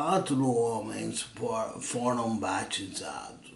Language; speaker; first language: Portuguese; non-native, fluent; English